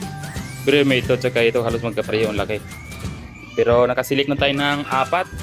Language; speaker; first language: Filipino; native; Filipino